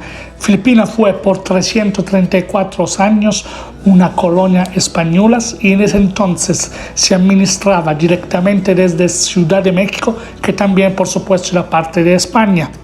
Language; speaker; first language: Spanish; non-native, fluent; Italian